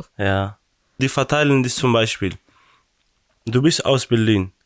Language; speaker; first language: German; non-native, learner; Persian